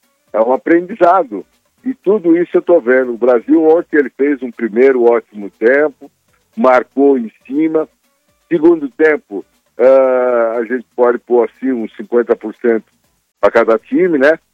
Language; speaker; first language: Portuguese; native; Portuguese